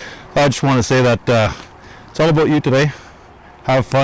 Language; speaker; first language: English; non-native, local second language; French